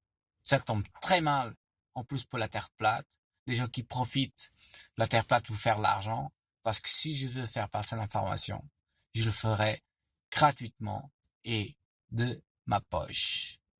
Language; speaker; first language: French; non-native, fluent; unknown